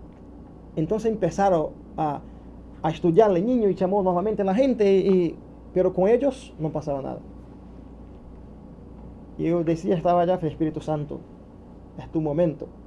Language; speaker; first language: Spanish; non-native, learner; Portuguese